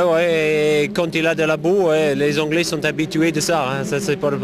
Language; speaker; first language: French; non-native, fluent; English